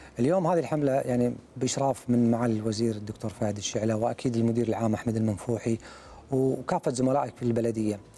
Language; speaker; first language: Arabic; native; Arabic